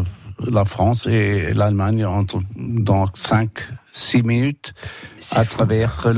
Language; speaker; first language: French; non-native, fluent; German